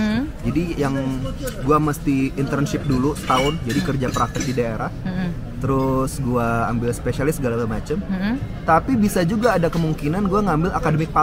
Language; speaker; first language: Indonesian; native; Indonesian